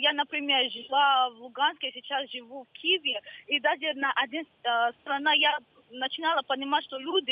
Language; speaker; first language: Russian; non-native, learner; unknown